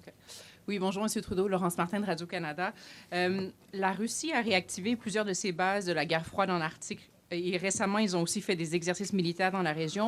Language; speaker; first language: French; native; French